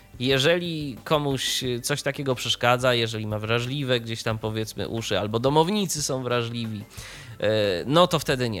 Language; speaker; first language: Polish; native; Polish